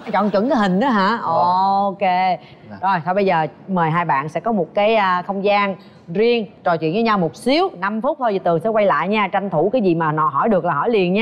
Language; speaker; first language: Vietnamese; native; Vietnamese